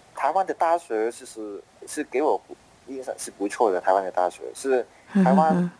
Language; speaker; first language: Chinese; non-native, fluent; Cantonese